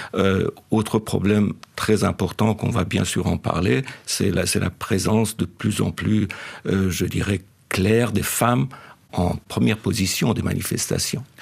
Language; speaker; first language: French; non-native, fluent; Persian